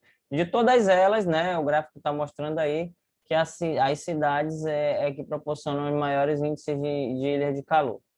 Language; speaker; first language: Portuguese; native; Portuguese